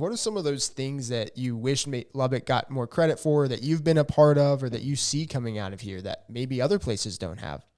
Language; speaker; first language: English; native; English